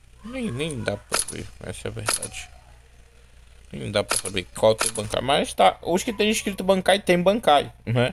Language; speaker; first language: Portuguese; native; Portuguese